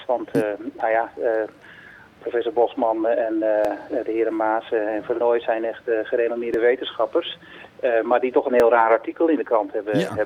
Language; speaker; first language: Dutch; native; Dutch